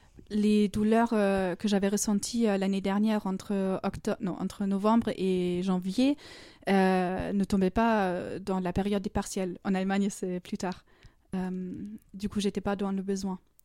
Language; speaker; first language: French; non-native, fluent; German